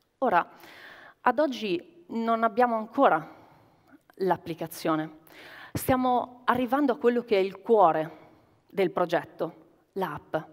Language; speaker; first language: Italian; native; Italian